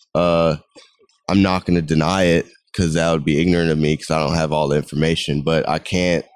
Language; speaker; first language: English; native; English